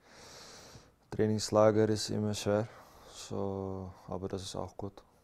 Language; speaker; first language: German; non-native, learner; Dutch